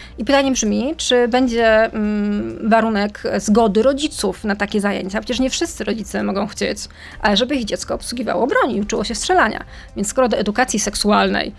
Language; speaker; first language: Polish; native; Polish